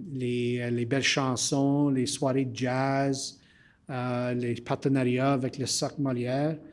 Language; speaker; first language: French; early bilingual, heritage; French